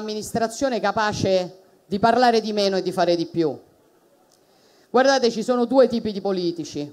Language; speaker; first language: Italian; native; Italian